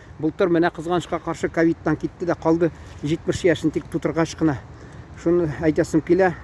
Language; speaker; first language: Tatar; early bilingual, heritage; Tatar